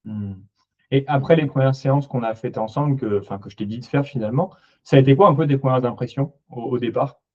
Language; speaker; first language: French; native; French